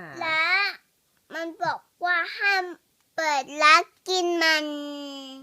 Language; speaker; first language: Thai; early bilingual, heritage; English